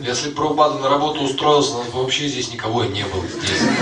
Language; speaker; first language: Russian; native; Russian